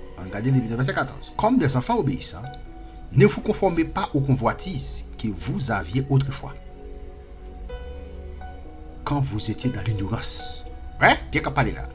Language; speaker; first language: French; non-native, local second language; Haitian Creole